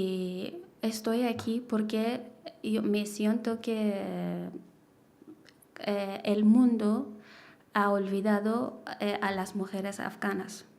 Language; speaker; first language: Spanish; non-native, learner; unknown